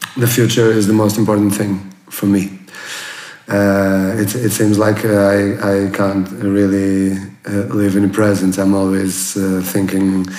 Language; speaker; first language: English; non-native, fluent; Portuguese